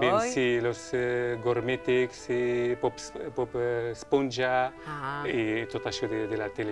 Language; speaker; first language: Catalan; non-native, local second language; Spanish